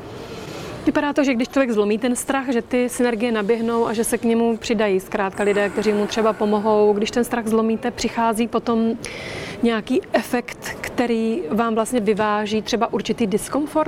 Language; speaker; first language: Czech; native; Czech